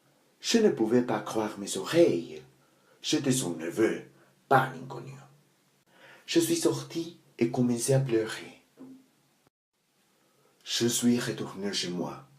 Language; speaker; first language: French; non-native, learner; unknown